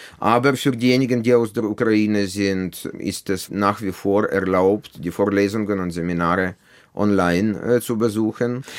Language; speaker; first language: German; non-native, fluent; Ukrainian